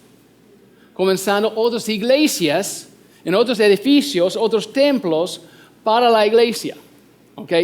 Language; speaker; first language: Spanish; non-native, fluent; English